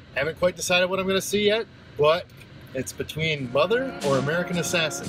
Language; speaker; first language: English; native; English